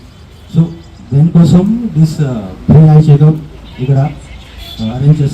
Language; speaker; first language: Telugu; non-native, learner; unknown